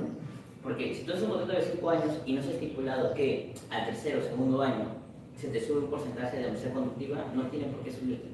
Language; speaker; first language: Spanish; native; Spanish